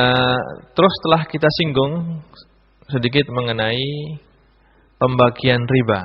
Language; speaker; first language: Indonesian; native; Indonesian